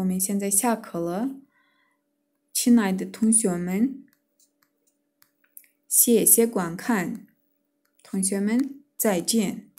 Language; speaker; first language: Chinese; non-native, fluent; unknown